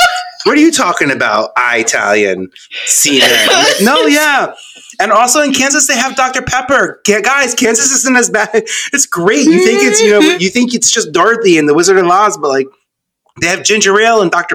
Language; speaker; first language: English; native; English